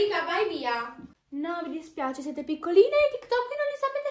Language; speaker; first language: Italian; native; Italian